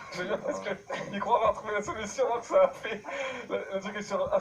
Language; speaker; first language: French; native; French